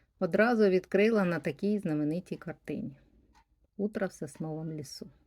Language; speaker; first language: Ukrainian; native; Ukrainian